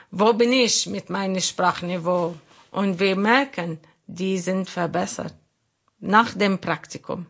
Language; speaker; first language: German; non-native, learner; Arabic